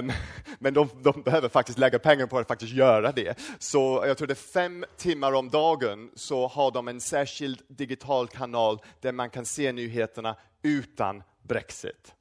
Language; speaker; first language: Swedish; non-native, fluent; English